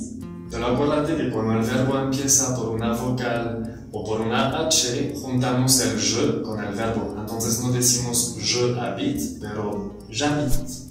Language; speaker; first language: Spanish; non-native, fluent; French